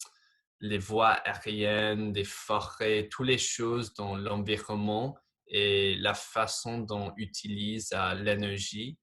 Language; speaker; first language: French; non-native, fluent; English